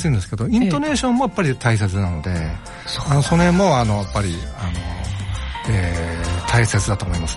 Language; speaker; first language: Japanese; native; Japanese